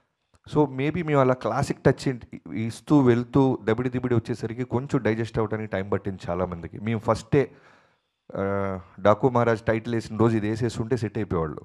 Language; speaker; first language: Telugu; native; Telugu